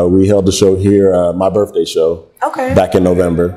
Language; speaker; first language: English; native; English